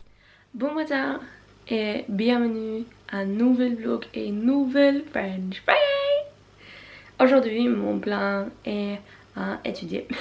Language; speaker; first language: French; non-native, learner; Norwegian